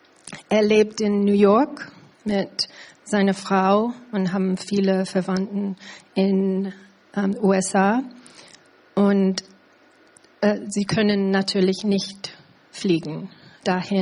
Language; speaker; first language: German; non-native, learner; English